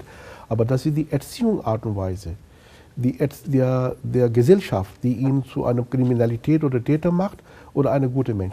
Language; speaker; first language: German; non-native, fluent; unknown